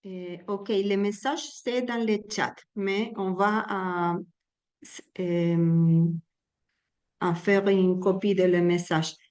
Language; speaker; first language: French; non-native, learner; Spanish